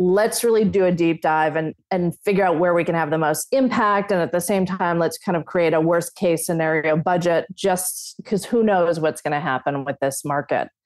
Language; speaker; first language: English; native; English